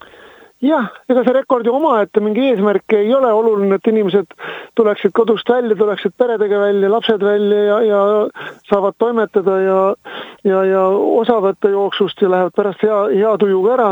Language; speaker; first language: Estonian; native; Estonian